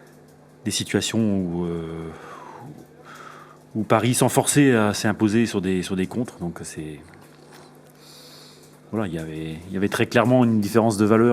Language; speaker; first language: French; native; French